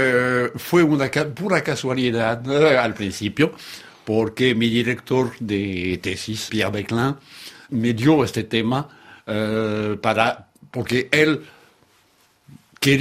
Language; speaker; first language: Spanish; non-native, fluent; French